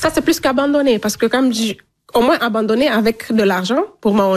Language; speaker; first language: French; non-native, local second language; Fula